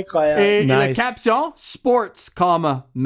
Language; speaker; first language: French; non-native, learner; English